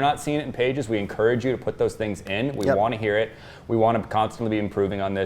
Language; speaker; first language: English; native; English